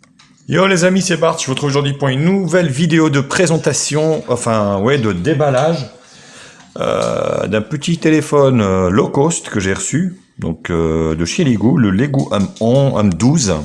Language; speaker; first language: French; native; French